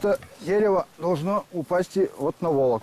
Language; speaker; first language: Russian; native; Russian